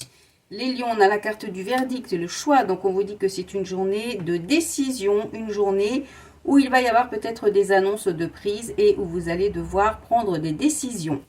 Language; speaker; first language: French; native; French